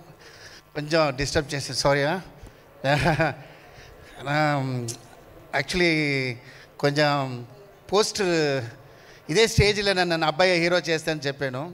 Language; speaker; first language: Telugu; non-native, fluent; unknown